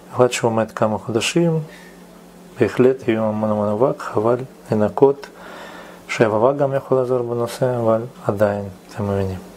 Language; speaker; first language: Hebrew; non-native, fluent; Russian